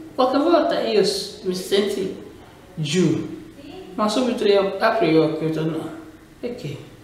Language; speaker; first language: Italian; non-native, learner; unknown